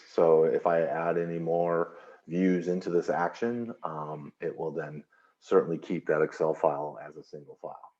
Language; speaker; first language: English; native; English